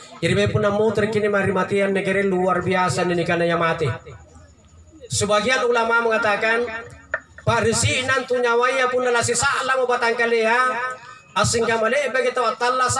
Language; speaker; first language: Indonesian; non-native, local second language; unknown